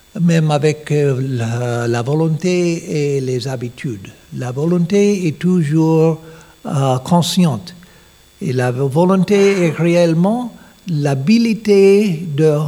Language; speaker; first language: French; non-native, learner; English